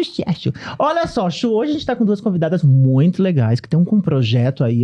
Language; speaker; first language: Portuguese; native; Portuguese